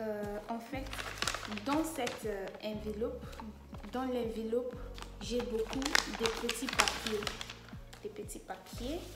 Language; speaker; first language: French; non-native, fluent; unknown